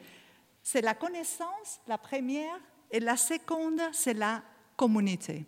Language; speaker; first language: French; non-native, learner; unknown